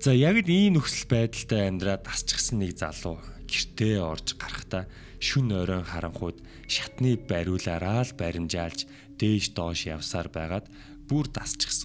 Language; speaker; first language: Mongolian; native; Mongolian